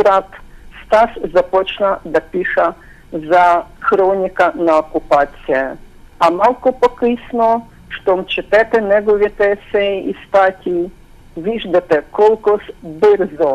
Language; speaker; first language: Bulgarian; non-native, fluent; Ukrainian